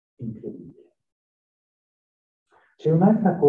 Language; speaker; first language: Italian; non-native, learner; French